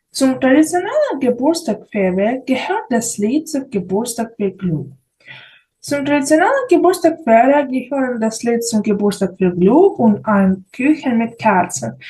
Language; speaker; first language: German; non-native, fluent; Ukrainian